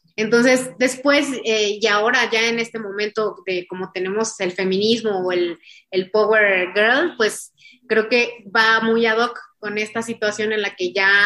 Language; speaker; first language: Spanish; native; Spanish